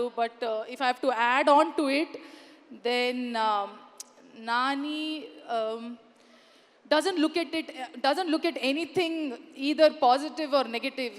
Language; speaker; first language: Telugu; non-native, learner; Kannada